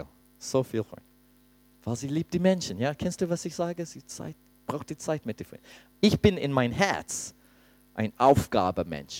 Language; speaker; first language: German; non-native, fluent; English